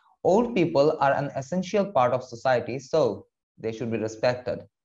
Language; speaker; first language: English; non-native, local second language; Bangla